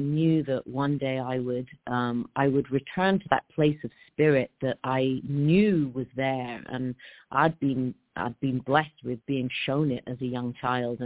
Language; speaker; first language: English; native; English